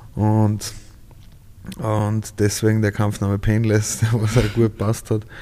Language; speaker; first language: German; native; German